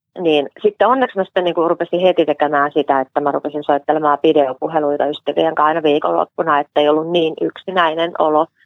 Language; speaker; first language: Finnish; native; Finnish